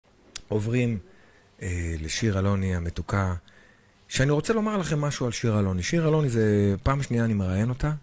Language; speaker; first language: Hebrew; native; Hebrew